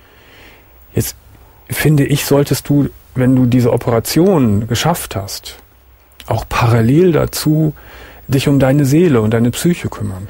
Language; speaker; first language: German; native; German